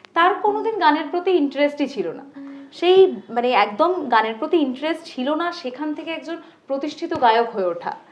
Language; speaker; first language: Bangla; native; Bangla